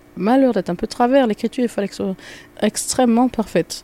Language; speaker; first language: French; native; French